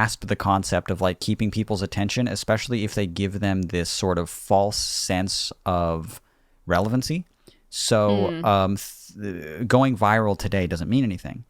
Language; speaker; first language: English; native; English